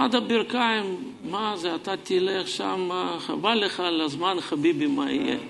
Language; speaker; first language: Hebrew; non-native, fluent; Russian